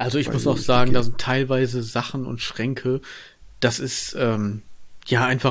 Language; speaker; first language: German; native; German